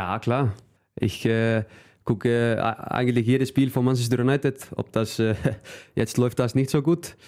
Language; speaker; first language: German; non-native, fluent; Icelandic